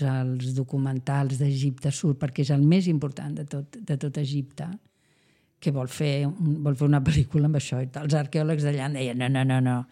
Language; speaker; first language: Catalan; non-native, local second language; Spanish